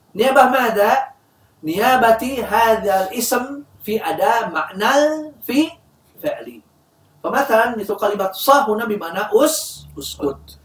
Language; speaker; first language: Arabic; non-native, fluent; Indonesian